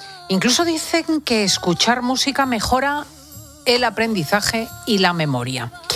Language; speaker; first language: Spanish; native; Spanish